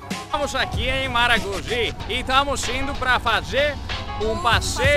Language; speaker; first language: Portuguese; non-native, learner; Greek